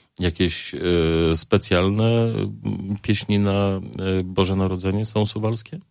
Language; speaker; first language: Polish; native; Polish